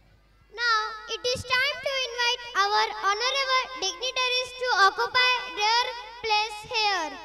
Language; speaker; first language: English; non-native, learner; Marathi